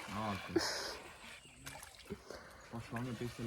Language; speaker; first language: German; early bilingual, other home language; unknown